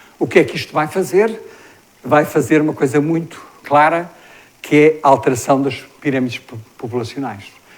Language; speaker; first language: Portuguese; native; Portuguese